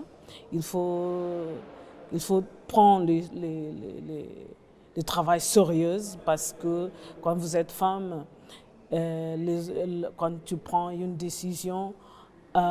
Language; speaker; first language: French; non-native, learner; Portuguese